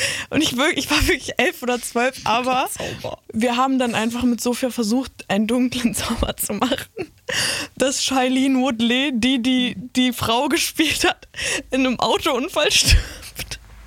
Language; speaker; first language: German; native; German